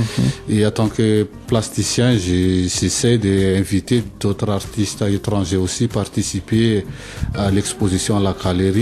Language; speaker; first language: French; non-native, local second language; Malagasy